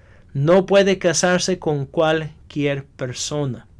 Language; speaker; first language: Spanish; non-native, fluent; English